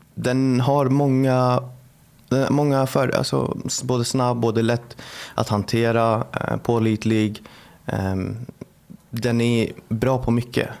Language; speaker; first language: Swedish; native; Swedish